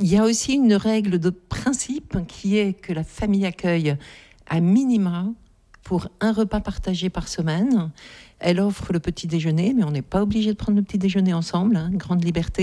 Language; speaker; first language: French; native; French